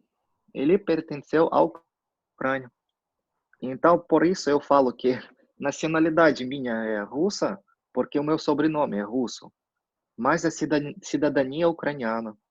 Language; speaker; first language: Portuguese; non-native, fluent; Russian